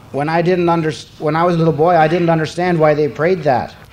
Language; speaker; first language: English; native; English